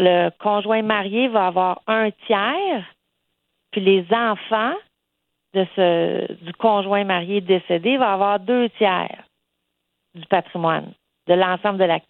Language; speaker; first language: French; native; French